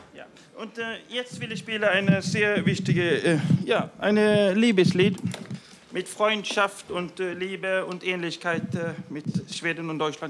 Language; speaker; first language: German; non-native, learner; Swedish